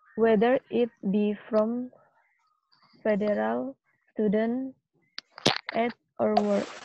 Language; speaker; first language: English; non-native, fluent; Indonesian